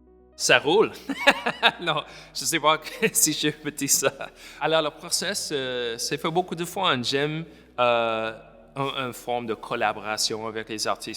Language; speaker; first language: French; non-native, local second language; English